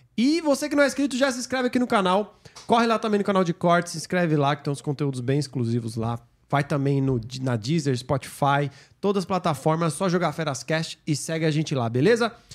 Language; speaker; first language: Portuguese; native; Portuguese